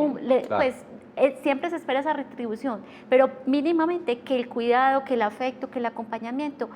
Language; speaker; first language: Spanish; native; Spanish